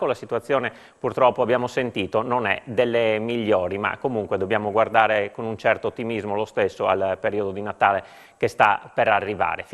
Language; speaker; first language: Italian; native; Italian